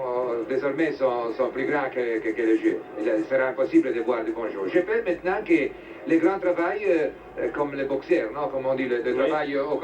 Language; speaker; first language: French; non-native, fluent; Italian